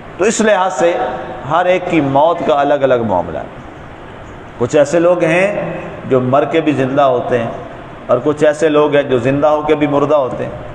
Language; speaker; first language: Urdu; non-native, local second language; Punjabi